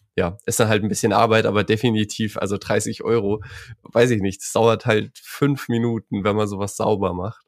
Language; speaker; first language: German; native; German